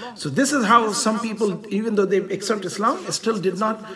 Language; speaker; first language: English; non-native, local second language; Urdu